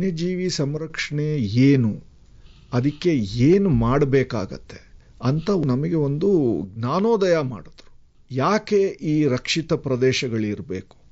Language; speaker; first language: Kannada; native; Kannada